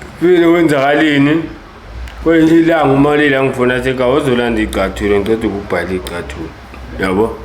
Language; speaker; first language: Zulu; native; Zulu